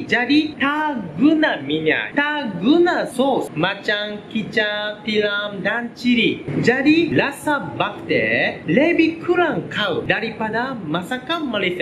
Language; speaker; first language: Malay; non-native, learner; Japanese